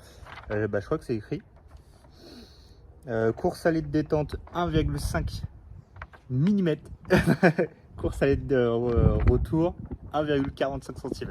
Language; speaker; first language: French; native; French